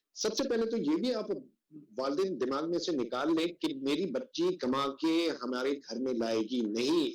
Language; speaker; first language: Urdu; non-native, local second language; Sindhi